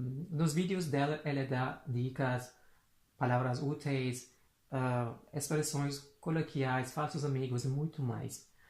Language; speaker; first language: Portuguese; non-native, fluent; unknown